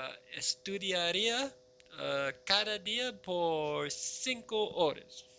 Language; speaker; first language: Spanish; non-native, learner; English